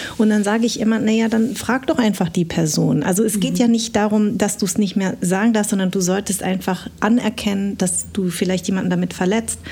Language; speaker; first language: German; early bilingual, other home language; Vietnamese